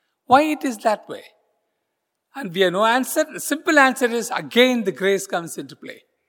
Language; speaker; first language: English; non-native, local second language; Tamil